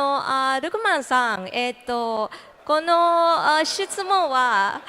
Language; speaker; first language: Japanese; non-native, fluent; Malay